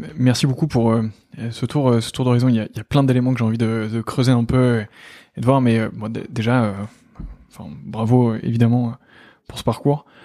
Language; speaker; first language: French; native; French